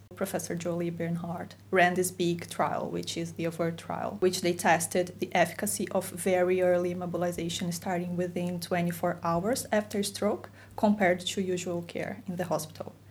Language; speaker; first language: English; non-native, fluent; Portuguese